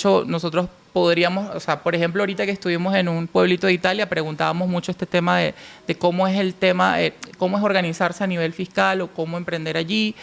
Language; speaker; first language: Spanish; native; Spanish